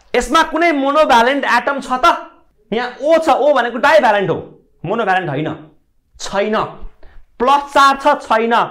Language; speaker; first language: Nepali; native; Nepali